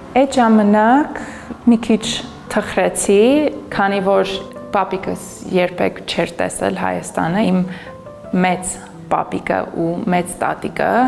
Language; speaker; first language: Armenian; non-native, fluent; English